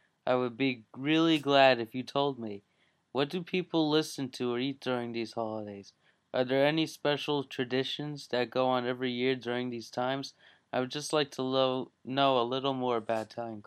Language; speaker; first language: English; native; English